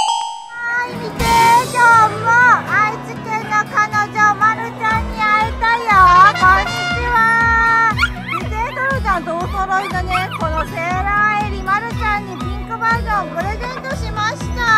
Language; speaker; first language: Japanese; native; Japanese